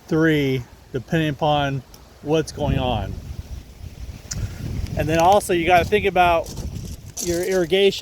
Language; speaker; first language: English; native; English